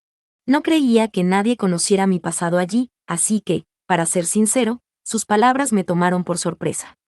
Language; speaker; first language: Spanish; native; Spanish